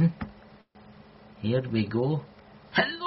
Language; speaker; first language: English; native; English